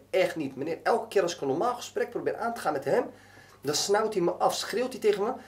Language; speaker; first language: Dutch; early bilingual, other home language; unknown